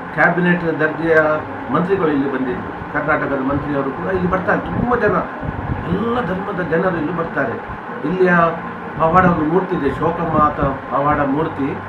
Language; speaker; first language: Kannada; non-native, local second language; Konkani